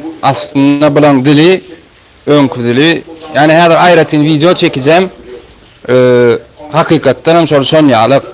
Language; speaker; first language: Turkish; early bilingual, heritage; Turkmen